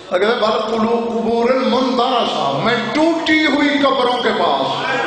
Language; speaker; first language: Urdu; non-native, local second language; Saraiki